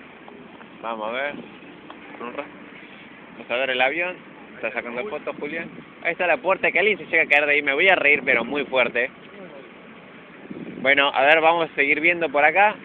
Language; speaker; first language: Spanish; native; Spanish